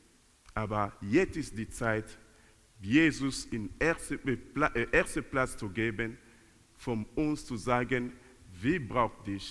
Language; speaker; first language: German; non-native, learner; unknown